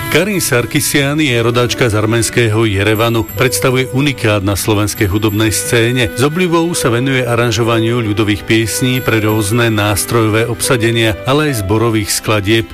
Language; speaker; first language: Slovak; native; Slovak